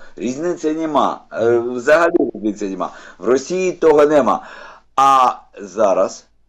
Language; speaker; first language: Ukrainian; non-native, local second language; Russian